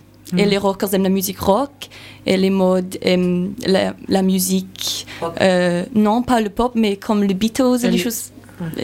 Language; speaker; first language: French; non-native, learner; English